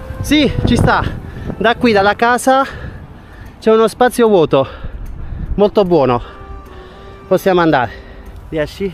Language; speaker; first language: Italian; native; Italian